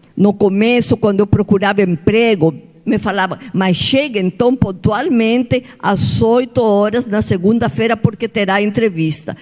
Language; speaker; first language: Portuguese; non-native, fluent; Spanish